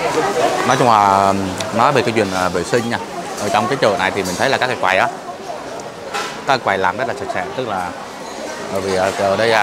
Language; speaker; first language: Vietnamese; native; Vietnamese